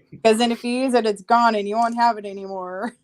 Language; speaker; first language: English; native; English